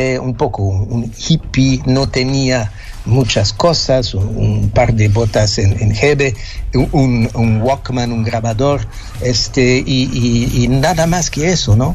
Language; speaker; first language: Spanish; non-native, fluent; French